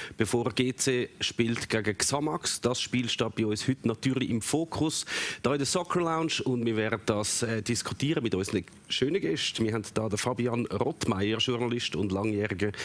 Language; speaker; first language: German; native; German